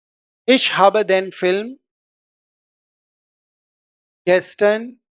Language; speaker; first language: German; non-native, fluent; Hindi